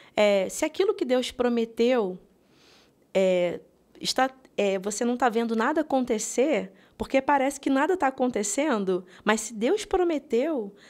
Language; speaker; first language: Portuguese; native; Portuguese